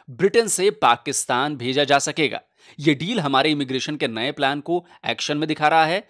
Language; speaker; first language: Hindi; native; Hindi